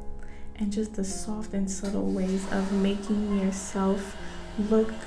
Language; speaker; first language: English; native; English